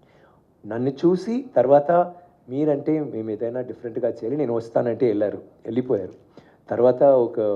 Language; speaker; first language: Telugu; non-native, learner; Tamil